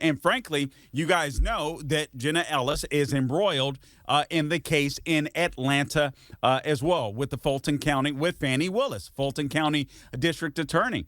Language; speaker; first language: English; native; English